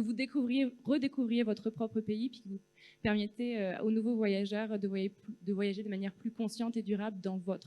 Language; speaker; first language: French; native; French